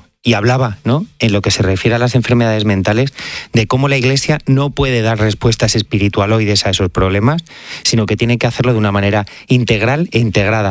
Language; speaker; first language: Spanish; native; Spanish